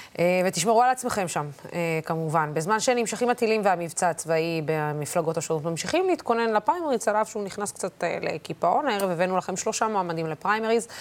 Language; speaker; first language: Hebrew; non-native, local second language; Arabic